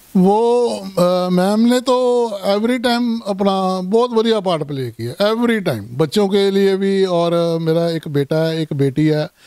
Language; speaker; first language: Hindi; non-native, local second language; Punjabi